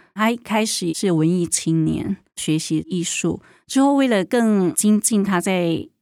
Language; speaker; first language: Chinese; native; Chinese